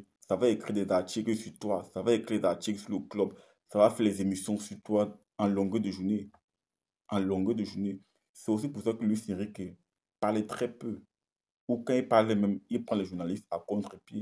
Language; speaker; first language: French; native; French